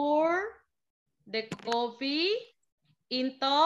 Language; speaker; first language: English; non-native, learner; Indonesian